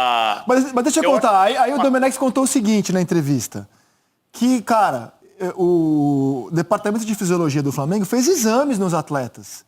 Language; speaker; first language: Portuguese; native; Portuguese